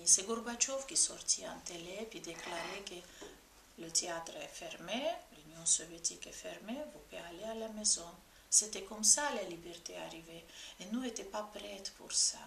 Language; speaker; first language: French; non-native, fluent; Georgian